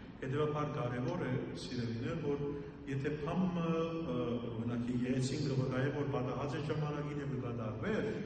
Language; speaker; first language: Armenian; early bilingual, heritage; Armenian